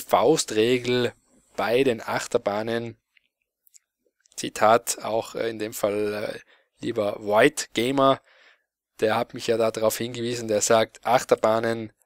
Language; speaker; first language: German; native; German